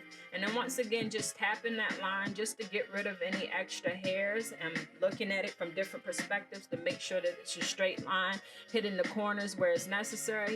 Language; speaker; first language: English; native; English